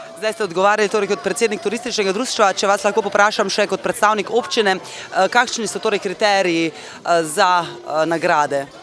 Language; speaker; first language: Slovenian; native; Slovenian